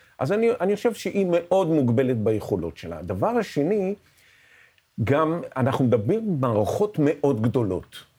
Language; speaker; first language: Hebrew; native; Hebrew